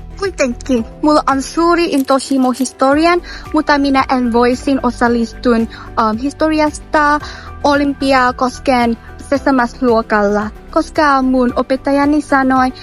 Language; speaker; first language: Finnish; non-native, learner; Vietnamese